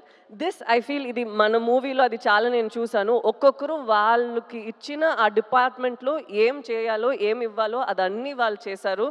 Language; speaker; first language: Telugu; non-native, local second language; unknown